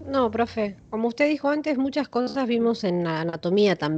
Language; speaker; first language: Spanish; native; Spanish